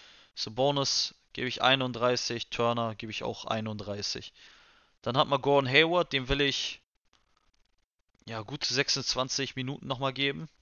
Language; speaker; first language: German; native; German